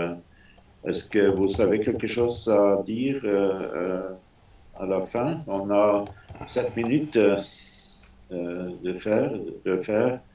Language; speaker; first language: French; non-native, fluent; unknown